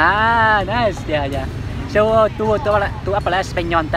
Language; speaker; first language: Spanish; non-native, learner; Vietnamese